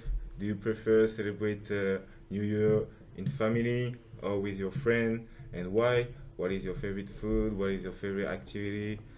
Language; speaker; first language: English; non-native, local second language; French